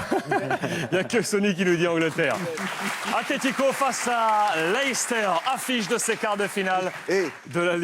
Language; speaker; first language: French; native; French